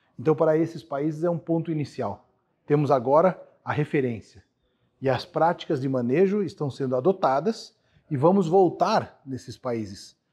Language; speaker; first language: Portuguese; native; Portuguese